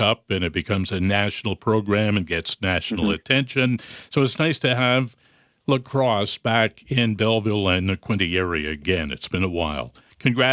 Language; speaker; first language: English; native; English